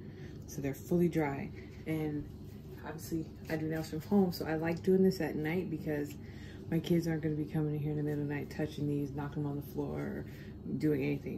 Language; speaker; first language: English; native; English